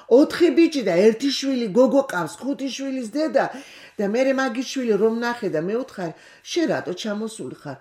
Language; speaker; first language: Georgian; non-native, local second language; Kurdish